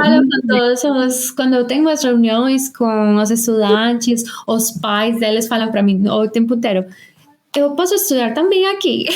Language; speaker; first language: Portuguese; non-native, fluent; Spanish